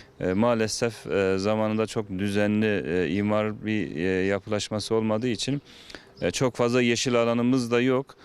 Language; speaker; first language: Turkish; native; Turkish